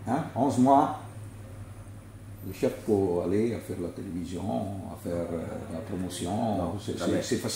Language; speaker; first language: French; non-native, learner; Italian